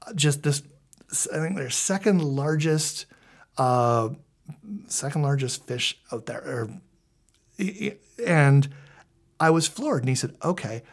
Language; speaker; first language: English; native; English